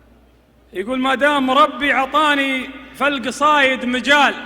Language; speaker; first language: Arabic; native; Arabic